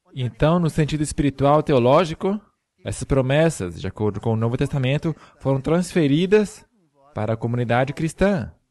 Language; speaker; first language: Portuguese; non-native, fluent; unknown